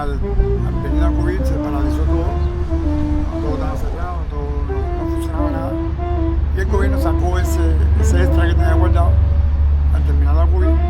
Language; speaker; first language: Spanish; native; Spanish